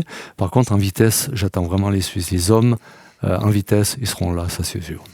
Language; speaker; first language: French; native; French